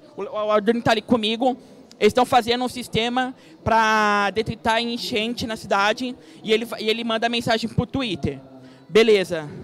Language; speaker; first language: Portuguese; native; Portuguese